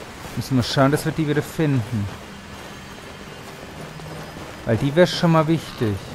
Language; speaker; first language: German; native; German